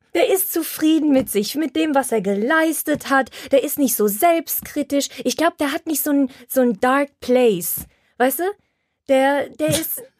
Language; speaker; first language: German; early bilingual, heritage; Polish